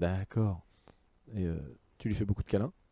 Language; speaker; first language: French; native; French